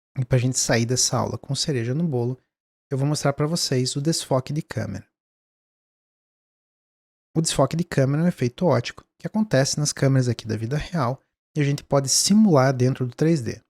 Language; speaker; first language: Portuguese; native; Portuguese